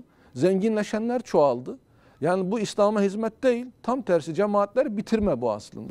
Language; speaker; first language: Turkish; native; Turkish